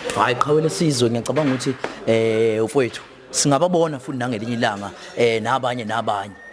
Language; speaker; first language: Zulu; native; Zulu